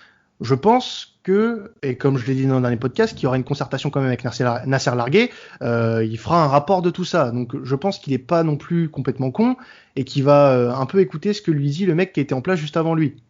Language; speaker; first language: French; native; French